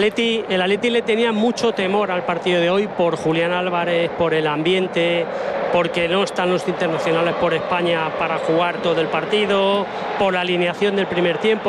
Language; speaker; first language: Spanish; native; Spanish